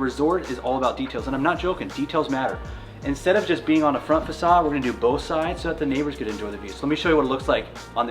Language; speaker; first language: English; native; English